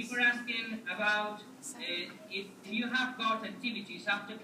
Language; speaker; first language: English; non-native, fluent; Spanish